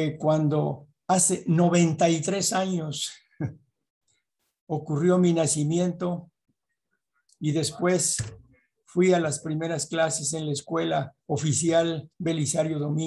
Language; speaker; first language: Spanish; native; Spanish